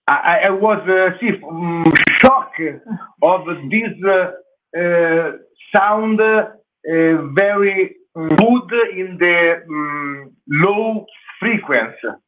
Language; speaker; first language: English; non-native, learner; Italian